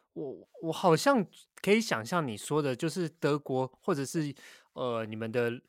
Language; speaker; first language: Chinese; native; Chinese